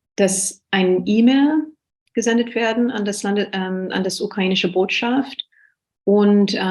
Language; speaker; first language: German; non-native, fluent; English